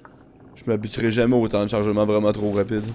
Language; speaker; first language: French; native; French